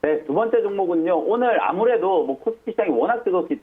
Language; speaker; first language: Korean; native; Korean